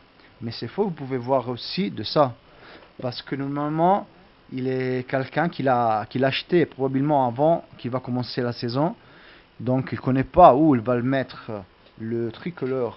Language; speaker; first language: French; non-native, learner; Italian